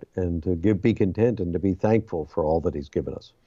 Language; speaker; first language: English; native; English